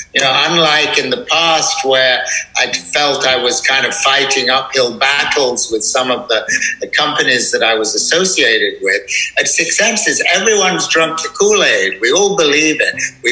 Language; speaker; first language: English; native; English